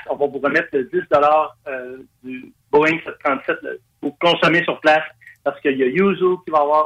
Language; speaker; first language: French; native; French